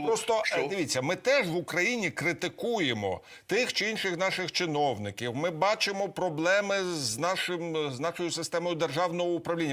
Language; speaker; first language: Ukrainian; native; Ukrainian